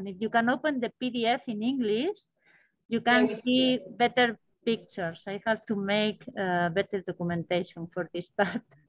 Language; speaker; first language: English; non-native, learner; Spanish